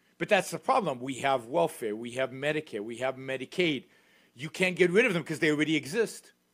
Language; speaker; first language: English; native; English